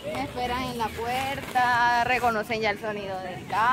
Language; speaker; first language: Spanish; native; Spanish